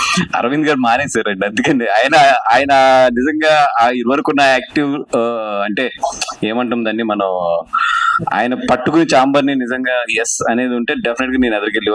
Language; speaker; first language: Telugu; native; Telugu